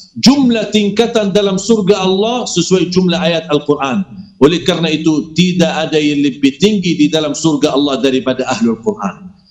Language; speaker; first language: Malay; non-native, fluent; Arabic